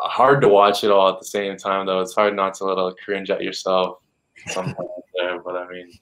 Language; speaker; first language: English; native; English